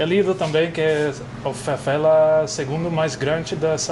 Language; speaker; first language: Portuguese; non-native, learner; English